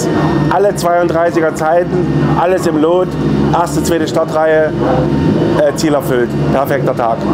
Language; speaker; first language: German; native; German